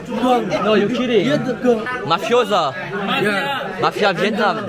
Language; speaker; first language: English; non-native, learner; French